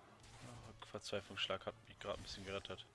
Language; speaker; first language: German; native; German